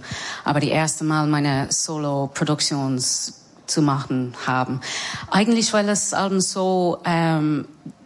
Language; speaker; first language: German; non-native, learner; English